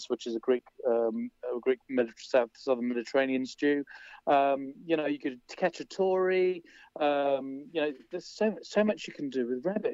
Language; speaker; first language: English; native; English